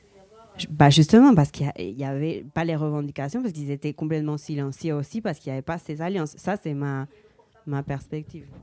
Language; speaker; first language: French; early bilingual, heritage; Spanish